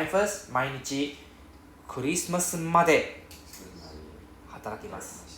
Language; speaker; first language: Japanese; non-native, fluent; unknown